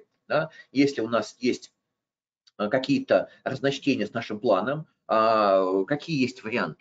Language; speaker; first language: Russian; native; Russian